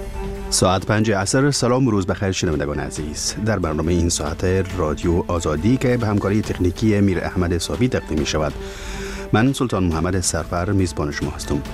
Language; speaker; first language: Persian; native; Persian